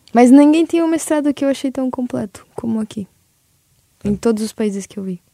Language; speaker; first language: Portuguese; early bilingual, other home language; Spanish